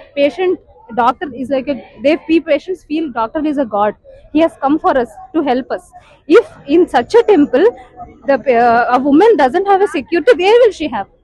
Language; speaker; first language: English; non-native, local second language; Telugu